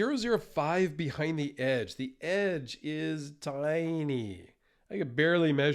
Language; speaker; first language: English; native; English